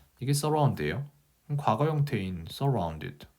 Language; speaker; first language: Korean; native; Korean